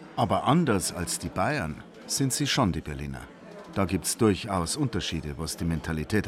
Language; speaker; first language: German; native; German